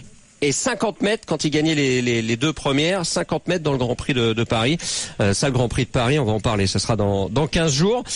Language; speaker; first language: French; native; French